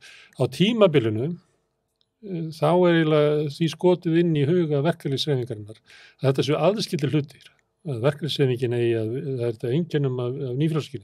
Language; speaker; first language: Icelandic; native; Icelandic